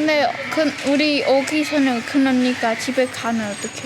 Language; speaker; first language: Korean; non-native, fluent; Khmer